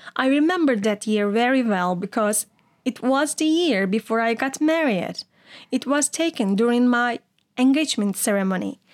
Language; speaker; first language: English; non-native, fluent; Turkish